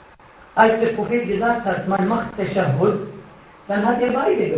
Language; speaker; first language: German; non-native, fluent; Arabic